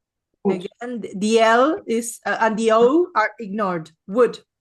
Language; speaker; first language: English; non-native, fluent; Spanish